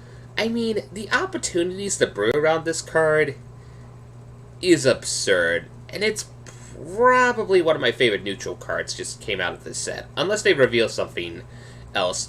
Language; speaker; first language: English; native; English